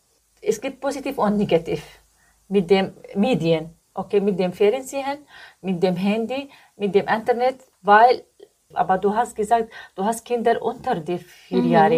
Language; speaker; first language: German; non-native, learner; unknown